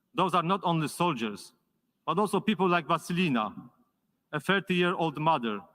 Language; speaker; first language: English; non-native, fluent; Polish